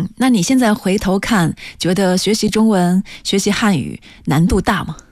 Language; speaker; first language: Chinese; native; Chinese